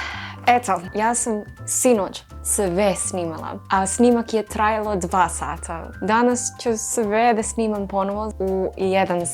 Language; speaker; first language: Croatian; non-native, learner; English